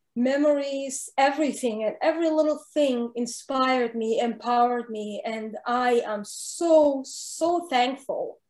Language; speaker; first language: English; non-native, fluent; Arabic